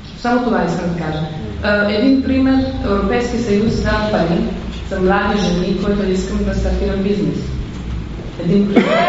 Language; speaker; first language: Bulgarian; non-native, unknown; Italian